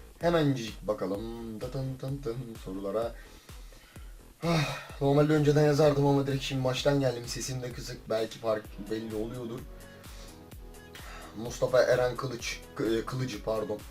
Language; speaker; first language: Turkish; native; Turkish